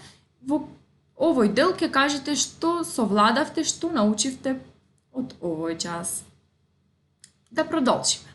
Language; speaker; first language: Macedonian; native; Macedonian